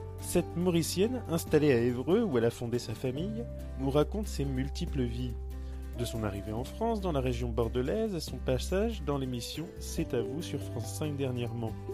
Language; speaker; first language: French; native; French